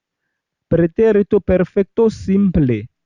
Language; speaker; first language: Spanish; non-native, fluent; Haitian Creole